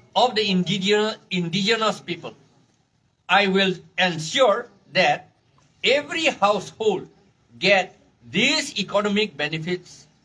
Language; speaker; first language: English; non-native, local second language; Karbi